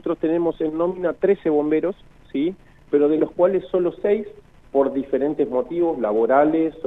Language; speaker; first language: Spanish; native; Spanish